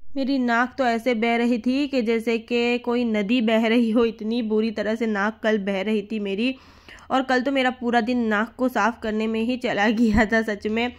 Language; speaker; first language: Hindi; native; Hindi